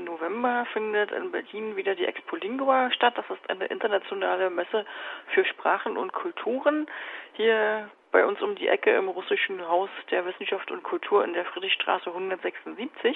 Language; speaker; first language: German; native; German